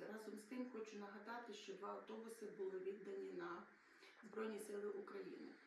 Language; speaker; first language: Ukrainian; native; Ukrainian